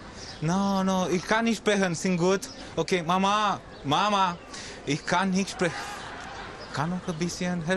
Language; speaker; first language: German; non-native, learner; Romanian